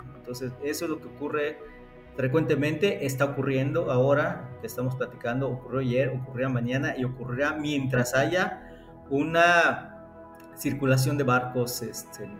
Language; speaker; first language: Spanish; native; Spanish